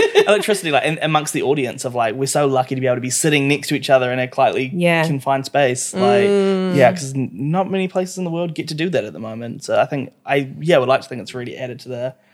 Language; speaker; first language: English; native; English